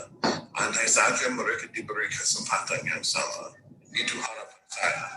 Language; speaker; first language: Indonesian; non-native, fluent; English